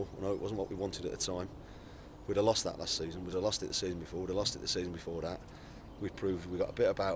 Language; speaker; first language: English; native; English